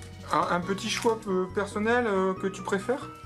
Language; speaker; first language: French; native; French